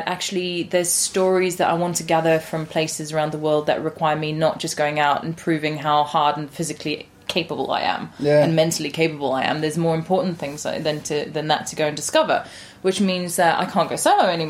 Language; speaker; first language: English; native; English